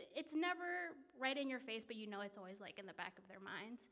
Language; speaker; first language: English; native; English